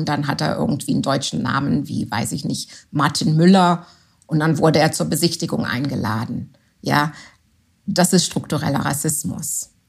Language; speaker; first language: German; non-native, fluent; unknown